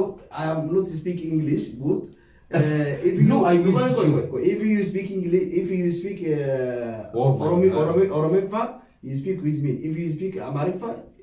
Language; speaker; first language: English; non-native, learner; Oromo